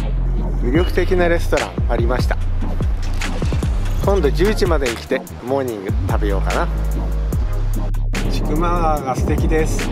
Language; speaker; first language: Japanese; native; Japanese